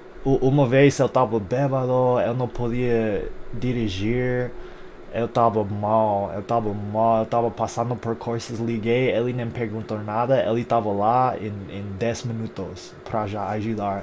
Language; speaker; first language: Portuguese; non-native, fluent; English